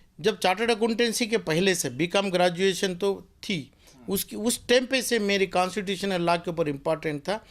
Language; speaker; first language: Hindi; non-native, local second language; Urdu